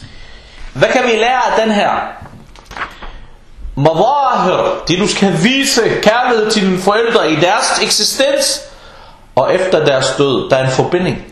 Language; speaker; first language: Danish; early bilingual, other home language; Arabic